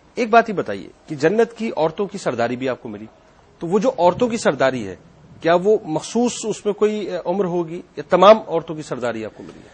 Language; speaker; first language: Urdu; native; Urdu